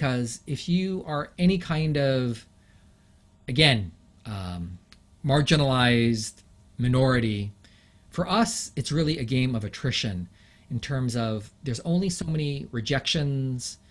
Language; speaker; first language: English; native; English